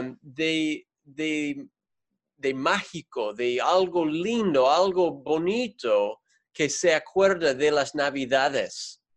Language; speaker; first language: Spanish; non-native, fluent; English